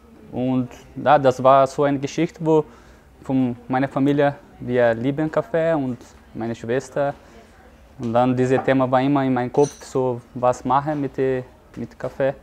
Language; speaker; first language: German; non-native, learner; Portuguese